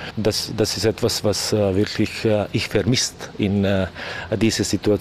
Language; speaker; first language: German; non-native, learner; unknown